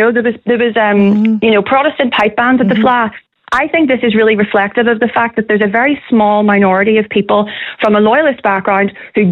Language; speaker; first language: English; native; English